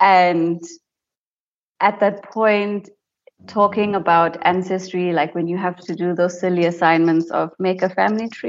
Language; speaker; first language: English; native; English